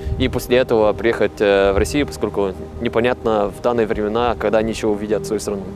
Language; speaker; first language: Russian; non-native, fluent; Arabic